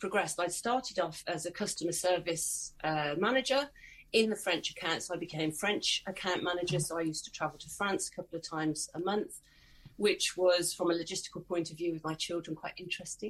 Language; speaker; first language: English; native; English